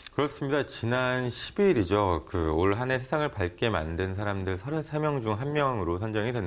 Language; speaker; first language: Korean; native; Korean